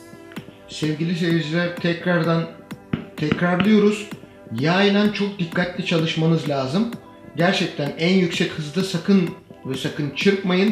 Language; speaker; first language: Turkish; native; Turkish